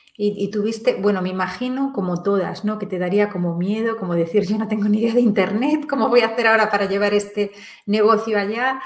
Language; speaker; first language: Spanish; native; Spanish